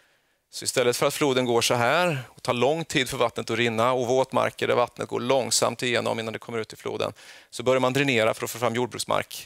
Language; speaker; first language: Swedish; native; Swedish